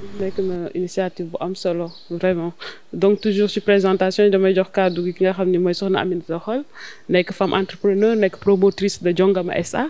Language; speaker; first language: Wolof; native; Wolof